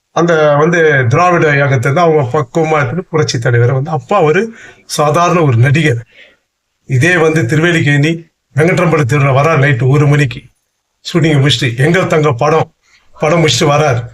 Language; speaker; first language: Tamil; native; Tamil